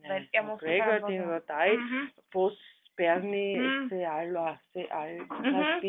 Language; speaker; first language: Greek; non-native, learner; German